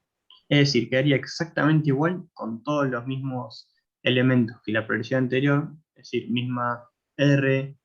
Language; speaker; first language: Spanish; native; Spanish